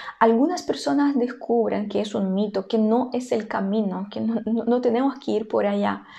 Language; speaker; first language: Spanish; non-native, fluent; Russian